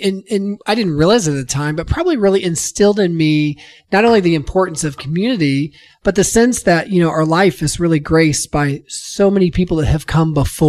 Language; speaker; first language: English; native; English